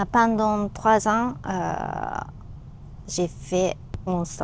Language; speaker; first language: French; non-native, learner; Japanese